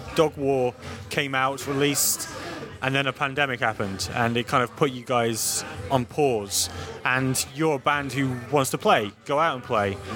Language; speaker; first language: English; native; English